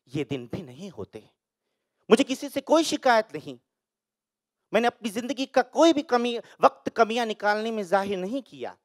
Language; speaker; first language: Hindi; native; Hindi